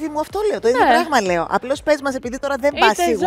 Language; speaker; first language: Greek; native; Greek